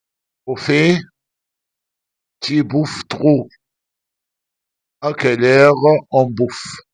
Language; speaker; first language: French; non-native, fluent; Arabic